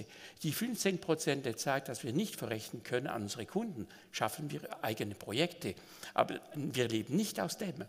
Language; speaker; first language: German; non-native, local second language; French